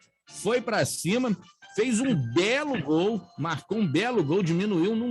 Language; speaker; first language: Portuguese; native; Portuguese